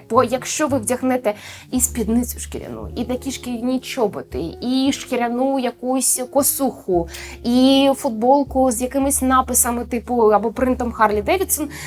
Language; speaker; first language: Ukrainian; native; Ukrainian